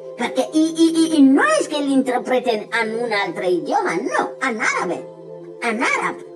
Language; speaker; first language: Catalan; non-native, fluent; Fula